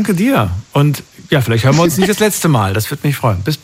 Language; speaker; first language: German; native; German